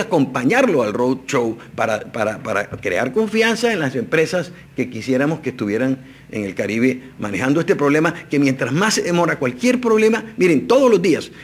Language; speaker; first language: Spanish; native; Spanish